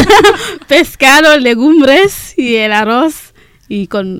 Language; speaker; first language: Spanish; non-native, learner; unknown